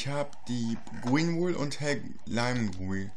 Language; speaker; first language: German; native; German